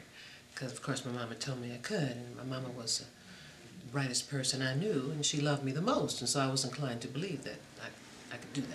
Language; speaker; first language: English; native; English